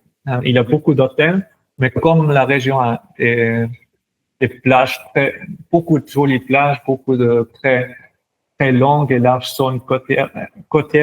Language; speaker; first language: French; non-native, local second language; German